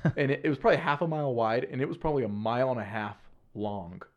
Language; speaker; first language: English; native; English